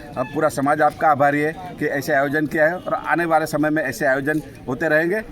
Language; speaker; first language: Hindi; non-native, local second language; Gujarati